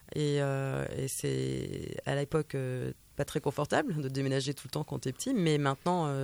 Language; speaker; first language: French; early bilingual, heritage; French